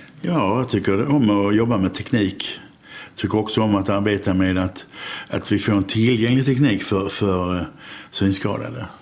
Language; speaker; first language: Swedish; native; Swedish